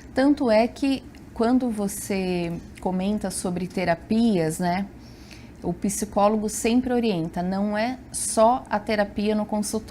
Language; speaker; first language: Portuguese; native; Portuguese